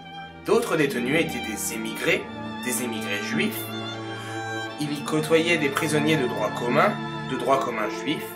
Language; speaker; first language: French; native; French